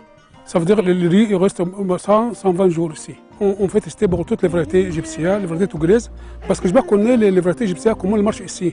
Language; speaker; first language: French; non-native, learner; Arabic